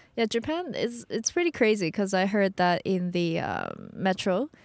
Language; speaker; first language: English; early bilingual, other home language; Chinese